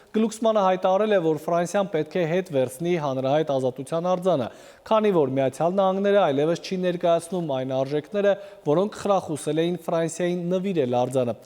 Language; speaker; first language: Armenian; native; Armenian